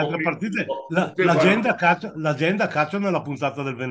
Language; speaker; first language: Italian; native; Italian